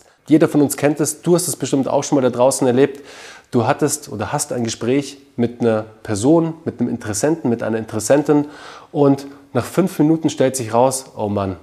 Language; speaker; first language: German; native; German